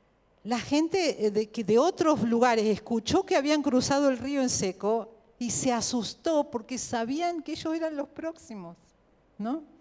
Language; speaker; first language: Spanish; native; Spanish